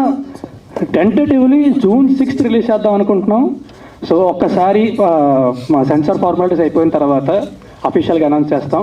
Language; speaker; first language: Telugu; native; Telugu